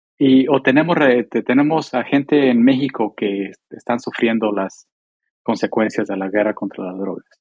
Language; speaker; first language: Spanish; early bilingual, heritage; Spanish